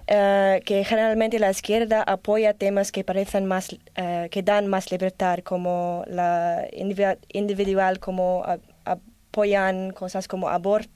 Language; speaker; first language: Spanish; non-native, learner; English